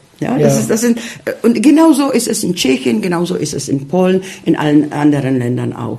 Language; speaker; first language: German; non-native, fluent; Czech